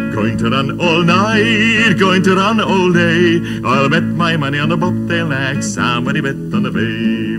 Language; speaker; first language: English; non-native, fluent; Czech